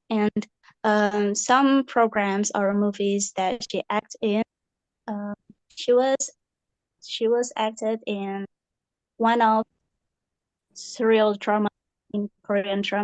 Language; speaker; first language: English; non-native, learner; Indonesian